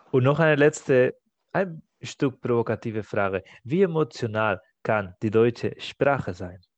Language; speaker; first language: German; non-native, fluent; Spanish